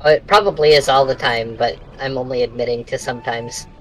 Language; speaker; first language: English; native; English